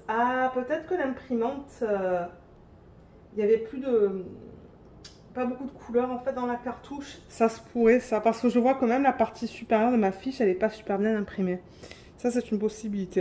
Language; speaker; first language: French; native; French